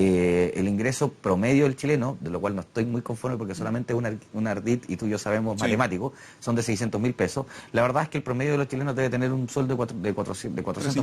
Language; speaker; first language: Spanish; native; Spanish